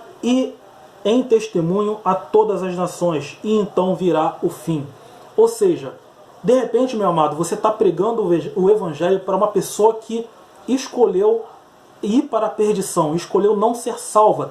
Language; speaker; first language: Portuguese; native; Portuguese